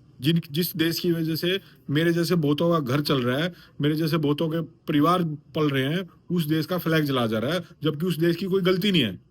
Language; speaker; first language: Hindi; native; Hindi